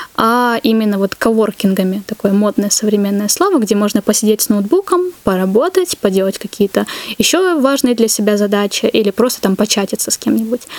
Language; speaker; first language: Russian; native; Russian